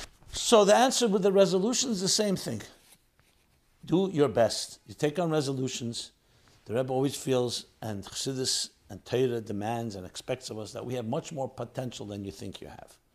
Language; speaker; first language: English; native; English